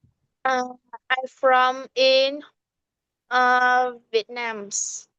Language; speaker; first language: English; non-native, learner; Vietnamese